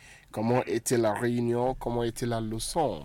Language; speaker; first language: French; non-native, fluent; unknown